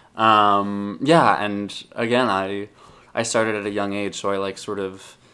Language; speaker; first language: English; native; English